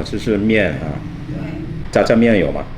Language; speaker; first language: Chinese; non-native, fluent; English